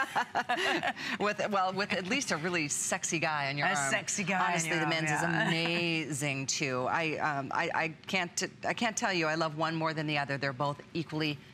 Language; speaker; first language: English; native; English